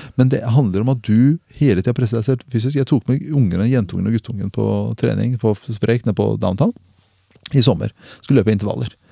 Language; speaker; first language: Norwegian; early bilingual, other home language; Persian